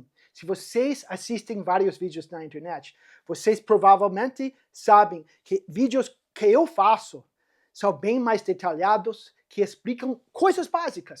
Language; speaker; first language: Portuguese; non-native, fluent; English